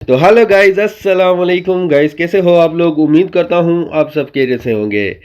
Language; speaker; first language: Urdu; native; Urdu